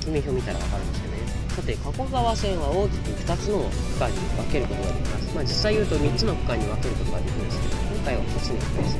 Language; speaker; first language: Japanese; native; Japanese